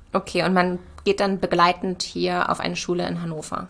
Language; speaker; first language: German; native; German